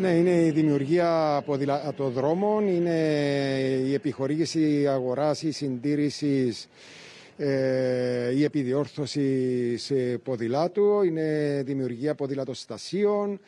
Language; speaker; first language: Greek; native; Greek